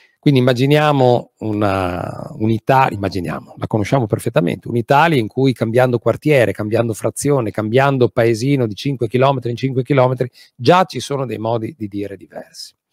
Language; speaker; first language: Italian; native; Italian